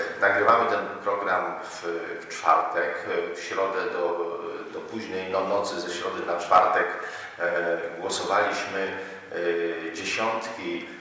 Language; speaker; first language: Polish; native; Polish